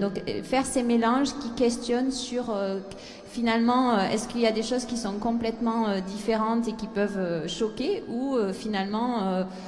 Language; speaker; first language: French; native; French